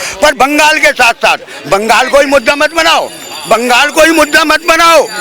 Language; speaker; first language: Hindi; native; Hindi